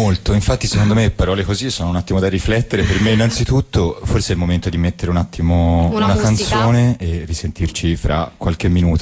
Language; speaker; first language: Italian; native; Italian